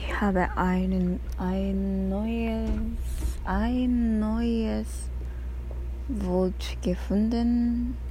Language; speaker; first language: German; non-native, learner; Japanese